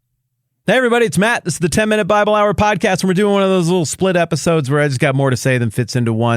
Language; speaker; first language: English; native; English